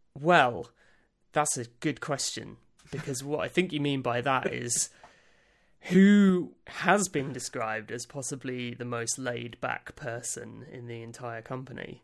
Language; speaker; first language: English; native; English